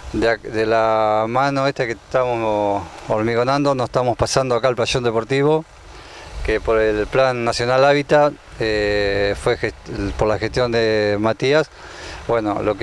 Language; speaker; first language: Spanish; native; Spanish